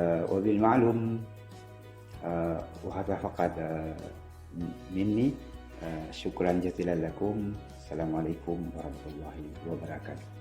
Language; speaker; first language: Arabic; non-native, fluent; Indonesian